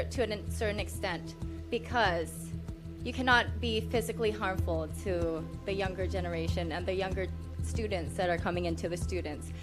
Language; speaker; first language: English; non-native, fluent; Thai